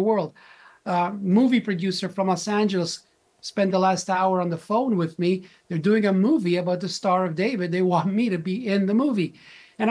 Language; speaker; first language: English; native; English